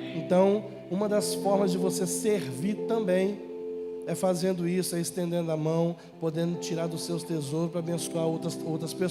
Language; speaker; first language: Portuguese; native; Portuguese